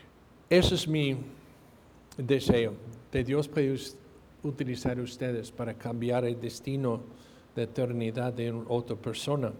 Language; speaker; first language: Spanish; non-native, fluent; English